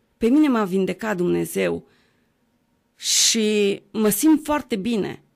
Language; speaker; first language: Romanian; native; Romanian